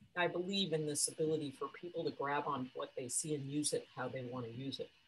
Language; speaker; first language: English; native; English